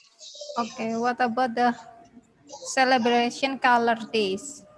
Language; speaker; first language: English; non-native, learner; Indonesian